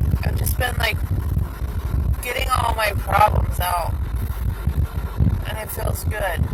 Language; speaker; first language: English; native; English